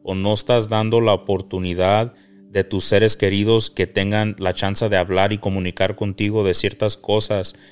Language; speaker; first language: Spanish; early bilingual, heritage; Spanish